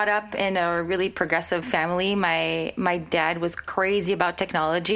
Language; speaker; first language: English; non-native, local second language; French